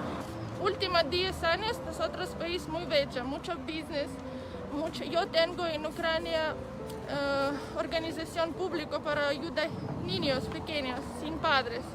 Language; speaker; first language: Spanish; non-native, learner; Ukrainian